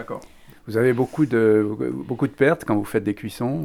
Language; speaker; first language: French; native; French